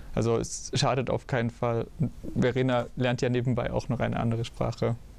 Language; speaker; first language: German; native; German